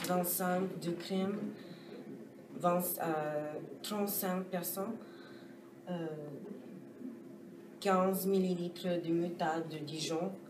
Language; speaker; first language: French; non-native, learner; English